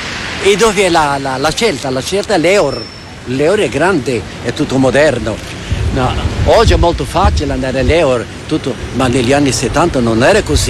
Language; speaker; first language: Italian; non-native, fluent; Portuguese